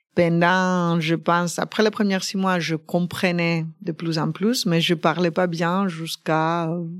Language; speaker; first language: French; non-native, fluent; Greek